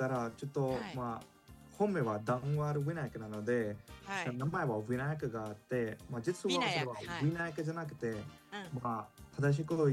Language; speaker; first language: Japanese; non-native, fluent; Hindi